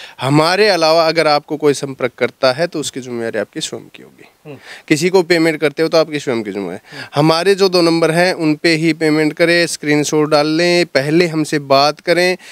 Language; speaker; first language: Hindi; native; Hindi